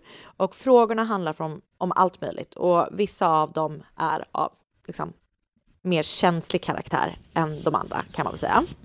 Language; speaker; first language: Swedish; native; Swedish